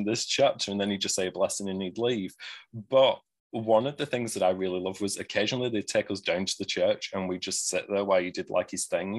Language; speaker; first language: English; native; English